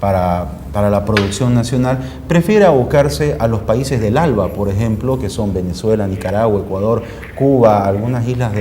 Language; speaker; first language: Spanish; native; Spanish